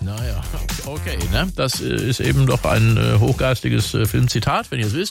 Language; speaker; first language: German; native; German